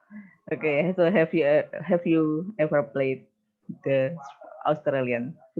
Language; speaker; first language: English; non-native, fluent; Indonesian